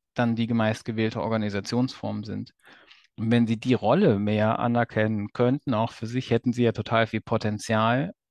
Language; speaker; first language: German; native; German